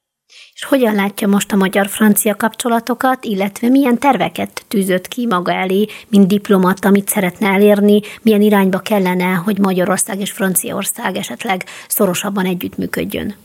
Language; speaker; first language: Hungarian; native; Hungarian